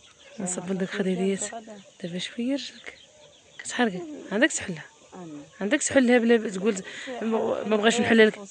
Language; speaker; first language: Arabic; native; Arabic